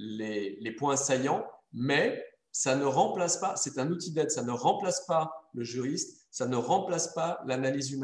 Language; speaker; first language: French; native; French